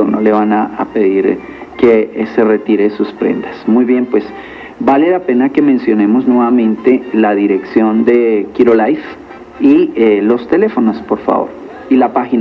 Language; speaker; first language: Spanish; native; Spanish